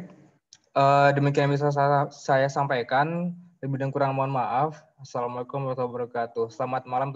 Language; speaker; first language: Indonesian; native; Indonesian